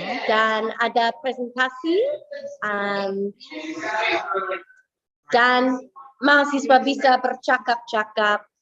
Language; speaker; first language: Indonesian; non-native, fluent; English